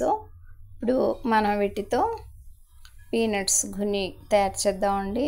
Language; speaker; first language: Telugu; native; Telugu